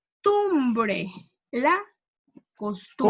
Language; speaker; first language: Spanish; non-native, fluent; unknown